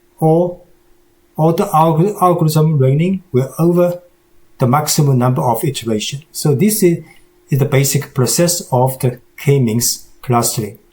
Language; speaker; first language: English; non-native, fluent; Chinese